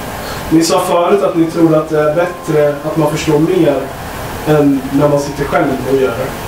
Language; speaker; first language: Swedish; native; Swedish